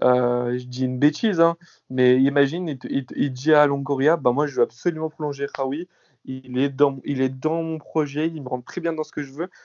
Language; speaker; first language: French; native; French